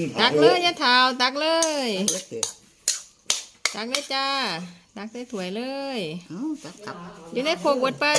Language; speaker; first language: Thai; non-native, local second language; Northeastern Thai